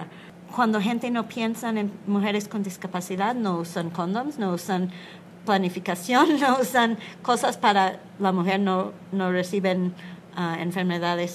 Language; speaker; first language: Spanish; non-native, learner; English